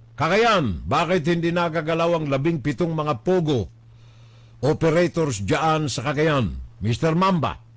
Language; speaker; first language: Filipino; native; Filipino